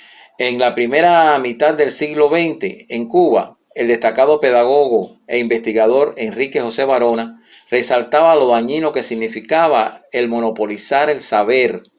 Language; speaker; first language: Spanish; native; Spanish